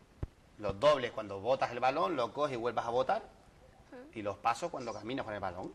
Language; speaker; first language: Spanish; native; Spanish